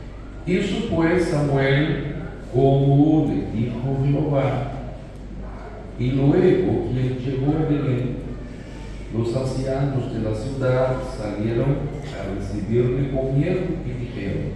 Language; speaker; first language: Spanish; non-native, fluent; Portuguese